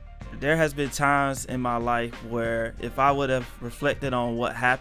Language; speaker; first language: English; native; English